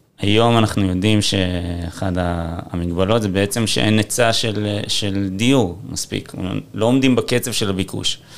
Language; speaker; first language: Hebrew; native; Hebrew